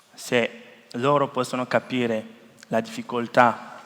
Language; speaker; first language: Italian; non-native, fluent; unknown